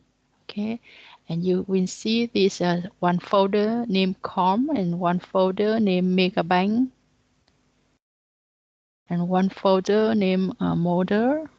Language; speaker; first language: English; non-native, learner; Vietnamese